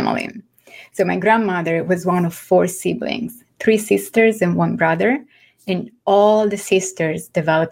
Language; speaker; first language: English; non-native, fluent; Italian